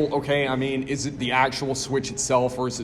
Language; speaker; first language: English; native; English